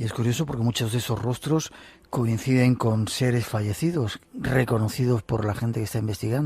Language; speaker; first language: Spanish; native; Spanish